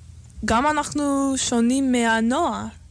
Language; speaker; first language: Hebrew; non-native, learner; English